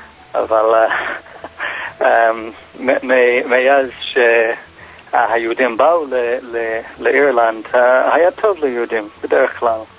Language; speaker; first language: Hebrew; non-native, fluent; English